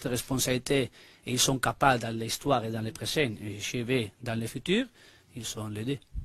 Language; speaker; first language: French; non-native, learner; Spanish